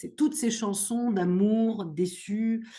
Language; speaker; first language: French; native; French